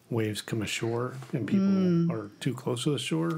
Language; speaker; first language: English; native; English